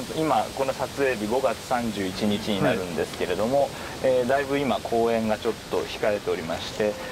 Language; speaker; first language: Japanese; native; Japanese